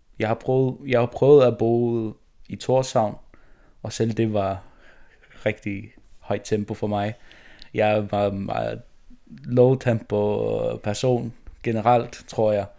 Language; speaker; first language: Danish; non-native, local second language; Faroese